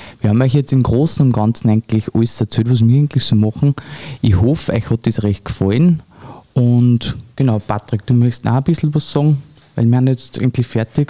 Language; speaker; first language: German; native; German